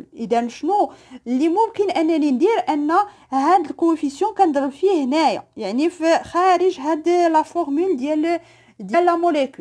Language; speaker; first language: Arabic; native; Arabic